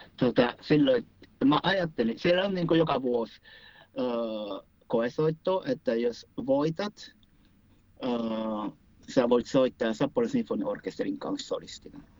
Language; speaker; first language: Finnish; non-native, fluent; Japanese